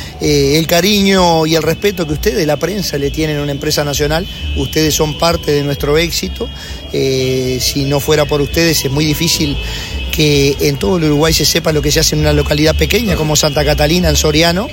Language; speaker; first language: Spanish; native; Spanish